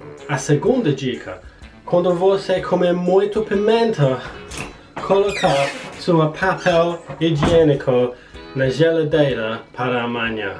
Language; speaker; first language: Portuguese; non-native, learner; English